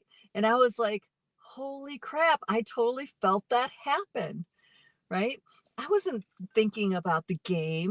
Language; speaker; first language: English; native; English